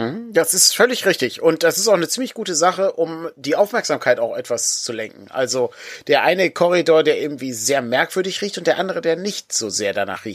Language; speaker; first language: German; native; German